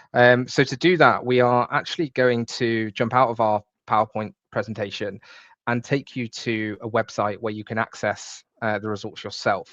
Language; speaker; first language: English; native; English